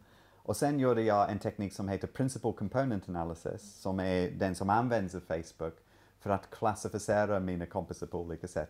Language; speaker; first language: Swedish; non-native, fluent; English